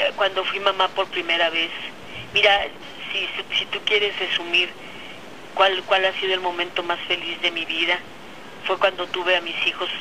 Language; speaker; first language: Spanish; native; Spanish